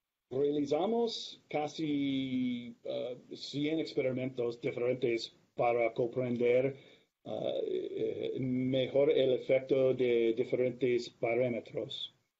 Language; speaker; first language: Spanish; non-native, learner; English